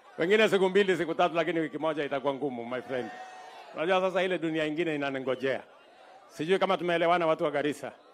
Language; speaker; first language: Swahili; non-native, local second language; Kalenjin